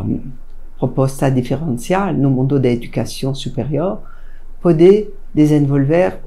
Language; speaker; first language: Portuguese; non-native, fluent; French